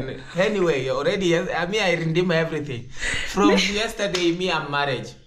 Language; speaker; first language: English; non-native, learner; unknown